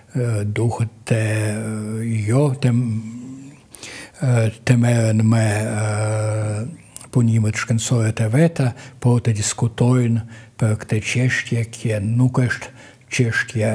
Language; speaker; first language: Albanian; non-native, fluent; Russian